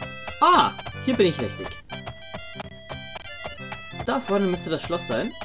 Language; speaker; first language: German; native; German